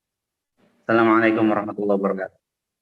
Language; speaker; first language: Arabic; non-native, fluent; Indonesian